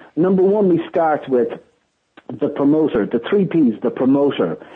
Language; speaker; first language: English; native; English